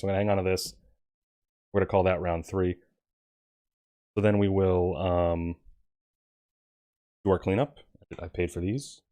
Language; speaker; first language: English; native; English